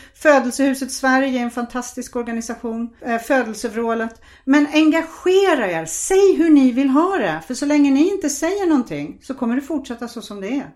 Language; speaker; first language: Swedish; non-native, fluent; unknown